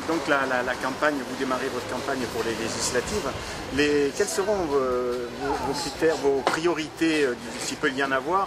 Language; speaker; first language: French; native; French